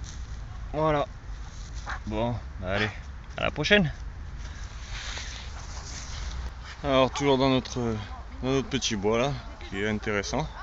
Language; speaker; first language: French; native; French